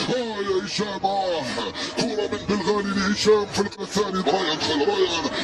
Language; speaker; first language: Arabic; native; Arabic